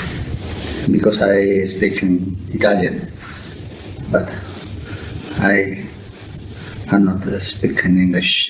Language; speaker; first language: English; non-native, learner; Spanish